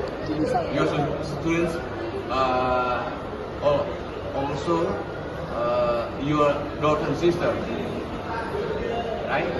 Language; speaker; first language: English; non-native, learner; Indonesian